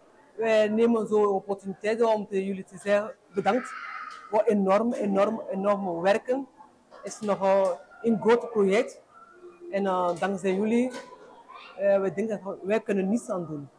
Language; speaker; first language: Dutch; non-native, learner; French